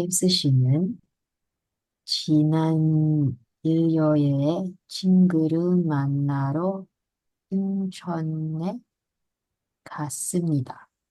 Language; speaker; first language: Korean; non-native, learner; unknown